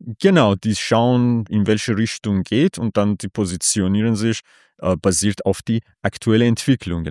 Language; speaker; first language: German; non-native, fluent; Persian